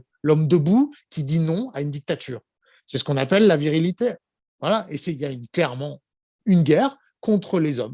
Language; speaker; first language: French; native; French